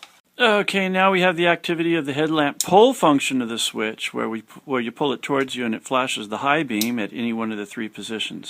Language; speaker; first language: English; native; English